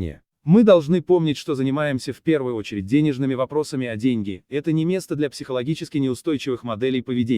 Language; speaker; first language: Russian; native; Russian